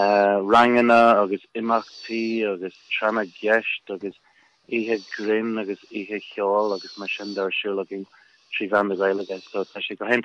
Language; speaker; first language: Irish; non-native, local second language; English